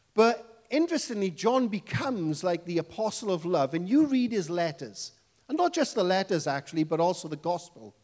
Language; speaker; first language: English; native; English